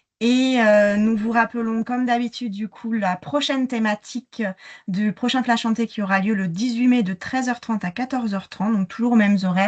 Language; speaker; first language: French; native; French